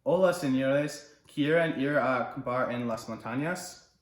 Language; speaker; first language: Spanish; non-native, learner; English